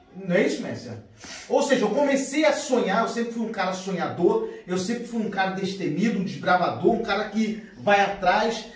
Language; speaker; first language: Portuguese; native; Portuguese